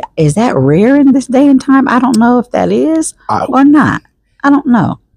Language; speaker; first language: English; native; English